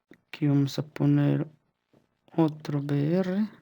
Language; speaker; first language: Spanish; native; Spanish